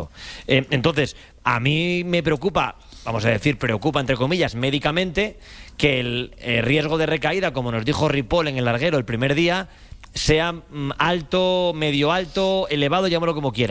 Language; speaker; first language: Spanish; native; Spanish